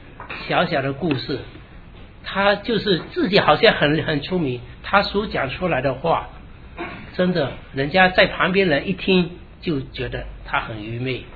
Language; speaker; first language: Chinese; native; Chinese